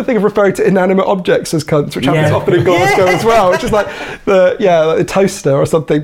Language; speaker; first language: English; native; English